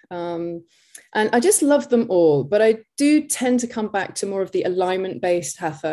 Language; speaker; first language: English; native; English